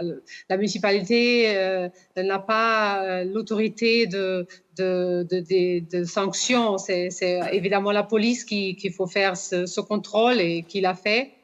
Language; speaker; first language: French; non-native, fluent; Portuguese